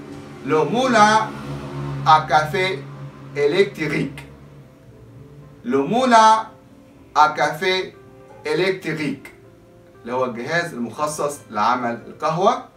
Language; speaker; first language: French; non-native, fluent; Arabic